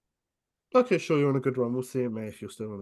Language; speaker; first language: English; native; English